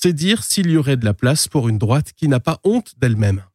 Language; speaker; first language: French; native; French